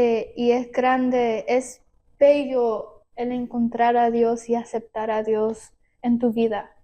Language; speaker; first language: Spanish; early bilingual, heritage; Spanish